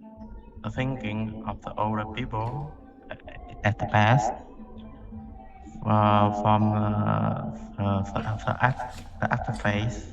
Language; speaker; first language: English; non-native, learner; Vietnamese